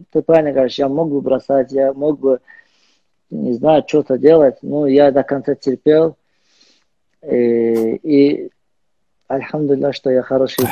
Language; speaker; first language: Russian; non-native, learner; Azerbaijani